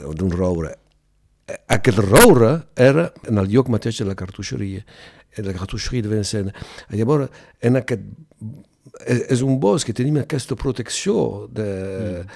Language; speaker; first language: Catalan; non-native, local second language; French